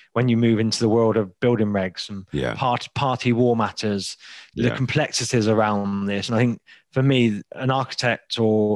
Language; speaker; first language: English; native; English